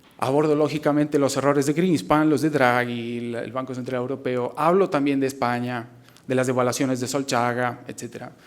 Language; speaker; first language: Spanish; native; Spanish